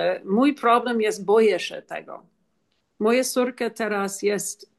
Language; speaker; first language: Polish; non-native, learner; English